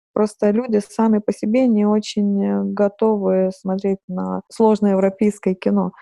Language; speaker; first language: Russian; non-native, fluent; Lithuanian